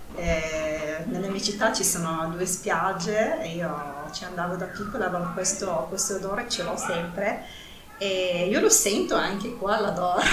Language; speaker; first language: Italian; non-native, fluent; Arabic